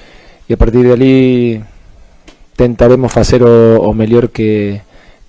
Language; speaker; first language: Portuguese; non-native, fluent; Spanish